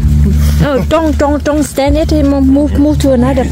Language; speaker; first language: English; non-native, learner; Vietnamese